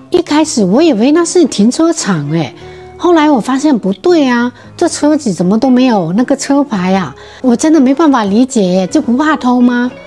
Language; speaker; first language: Chinese; native; Chinese